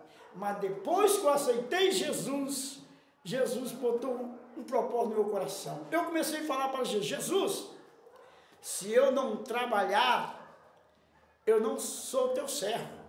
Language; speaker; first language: Portuguese; native; Portuguese